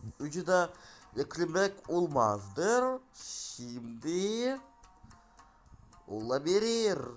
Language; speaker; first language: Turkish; non-native, learner; Russian